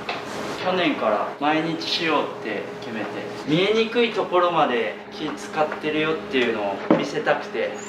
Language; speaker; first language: Japanese; native; Japanese